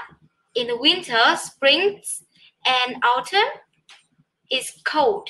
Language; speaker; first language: English; non-native, learner; Vietnamese